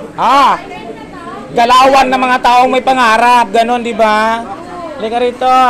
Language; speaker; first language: Filipino; native; Filipino